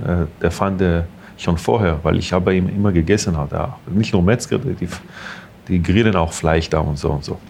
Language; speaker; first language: German; non-native, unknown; Hebrew